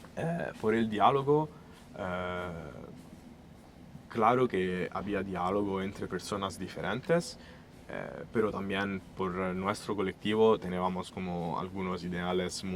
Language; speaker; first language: Spanish; non-native, fluent; Italian